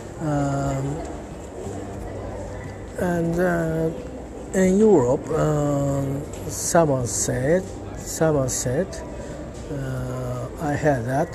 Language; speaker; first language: English; non-native, learner; Japanese